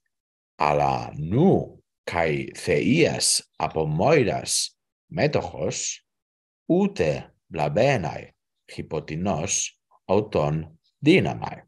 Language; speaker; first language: Greek; non-native, learner; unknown